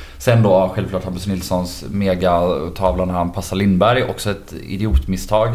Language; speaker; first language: Swedish; native; Swedish